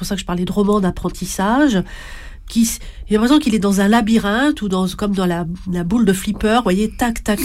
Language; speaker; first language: French; native; French